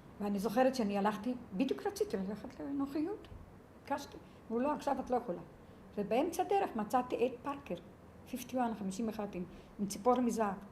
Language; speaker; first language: Hebrew; early bilingual, other home language; Yiddish